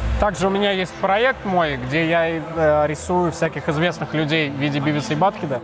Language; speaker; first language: Russian; native; Russian